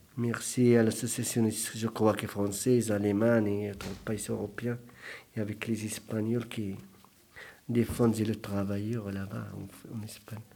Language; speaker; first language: French; non-native, learner; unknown